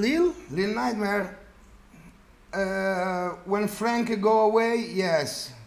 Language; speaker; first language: English; non-native, learner; Italian